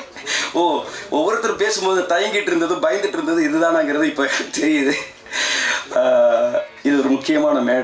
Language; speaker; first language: Tamil; native; Tamil